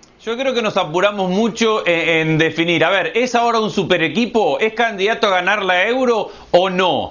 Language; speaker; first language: Spanish; native; Spanish